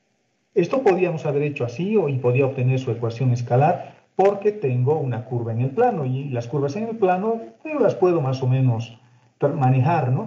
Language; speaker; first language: Spanish; native; Spanish